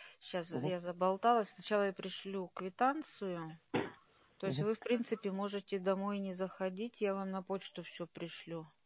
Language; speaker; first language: Russian; native; Russian